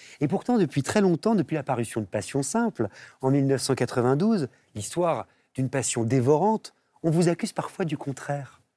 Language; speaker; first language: French; native; French